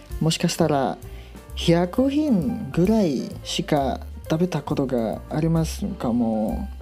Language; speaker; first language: Japanese; non-native, learner; Indonesian